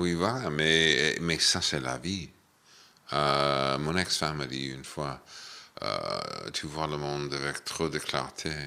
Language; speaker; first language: French; non-native, fluent; English